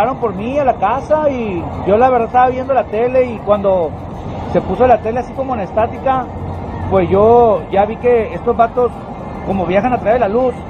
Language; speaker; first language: Spanish; native; Spanish